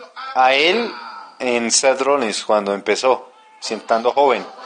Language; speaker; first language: Spanish; native; Spanish